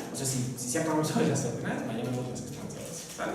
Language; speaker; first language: Spanish; native; Spanish